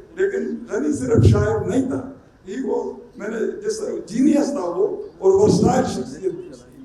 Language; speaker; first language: Urdu; non-native, local second language; Pashto